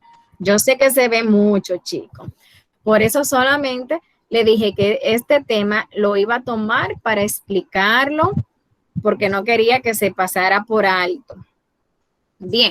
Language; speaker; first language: Spanish; native; Spanish